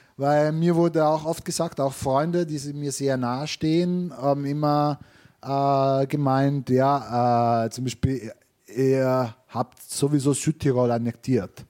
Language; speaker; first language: German; non-native, fluent; Italian